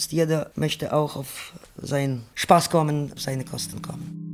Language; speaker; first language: German; non-native, fluent; Ukrainian